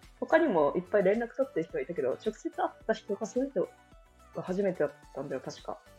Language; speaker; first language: Japanese; native; Japanese